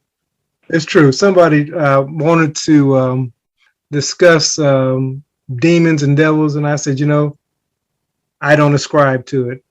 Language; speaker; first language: English; native; English